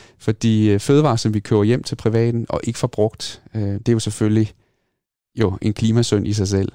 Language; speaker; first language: Danish; native; Danish